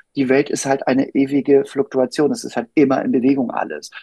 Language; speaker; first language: German; native; German